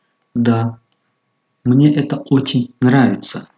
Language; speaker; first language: Russian; non-native, local second language; Tajik